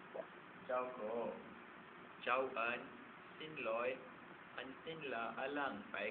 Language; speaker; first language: Vietnamese; non-native, learner; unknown